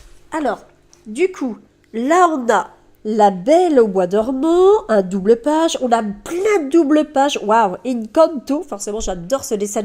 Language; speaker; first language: French; native; French